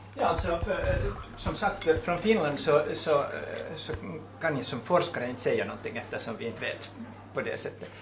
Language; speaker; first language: Swedish; native; Swedish